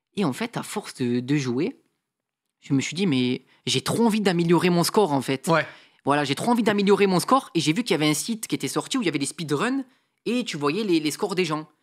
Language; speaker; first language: French; native; French